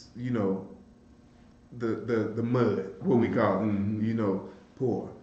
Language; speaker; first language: English; native; English